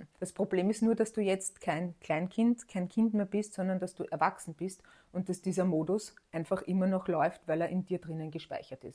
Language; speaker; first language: German; native; German